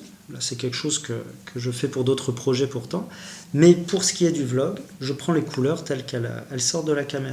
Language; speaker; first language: French; native; French